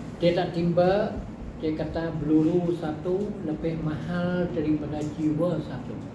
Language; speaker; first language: Malay; non-native, fluent; Eastern Cham